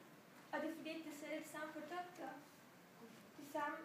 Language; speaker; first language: Danish; non-native, learner; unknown